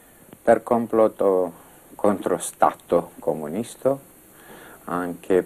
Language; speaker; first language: Italian; non-native, learner; Romanian